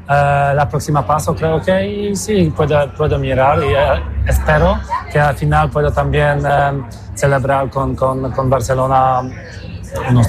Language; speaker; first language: Spanish; non-native, fluent; Polish